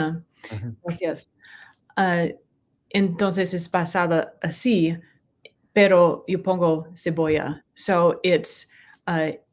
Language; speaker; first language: Spanish; non-native, learner; English